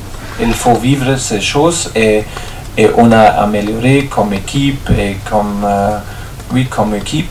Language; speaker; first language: French; non-native, fluent; German